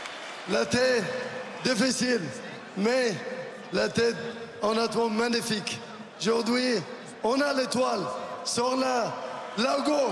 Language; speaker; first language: French; non-native, learner; Arabic